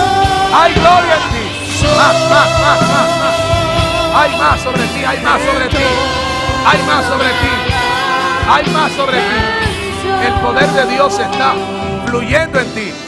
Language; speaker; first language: Spanish; native; Spanish